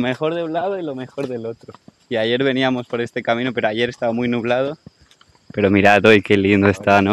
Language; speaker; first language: Spanish; native; Spanish